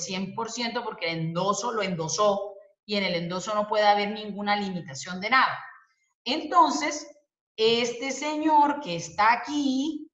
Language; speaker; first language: Spanish; native; Spanish